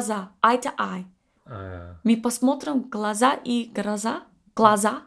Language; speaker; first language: Russian; non-native, learner; English